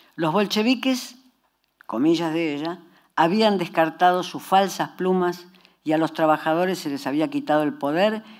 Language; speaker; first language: Spanish; native; Spanish